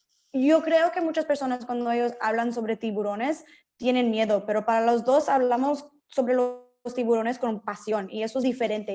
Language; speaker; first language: Spanish; early bilingual, heritage; Spanish